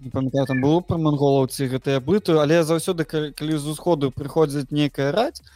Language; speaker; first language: Belarusian; non-native, local second language; Russian